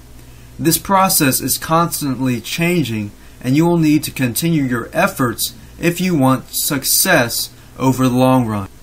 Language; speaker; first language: English; native; English